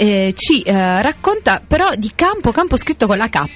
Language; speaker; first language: Italian; native; Italian